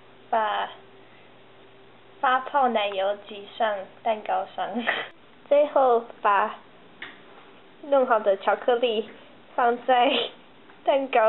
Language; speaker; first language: Chinese; early bilingual, heritage; Chinese